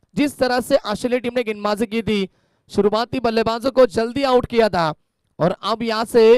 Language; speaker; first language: Hindi; non-native, local second language; Marathi